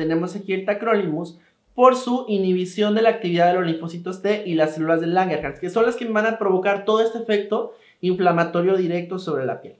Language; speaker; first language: Spanish; native; Spanish